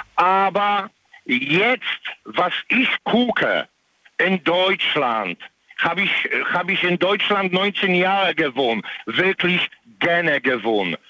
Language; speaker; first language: German; non-native, learner; Polish